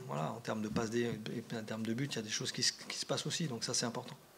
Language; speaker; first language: French; native; French